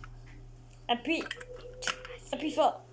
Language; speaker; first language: French; native; French